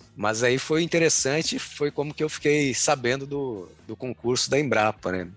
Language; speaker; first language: Portuguese; native; Portuguese